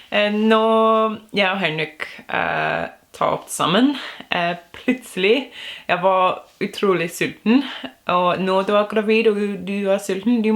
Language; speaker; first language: Norwegian; non-native, learner; English